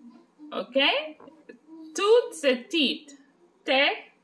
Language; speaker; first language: French; non-native, fluent; English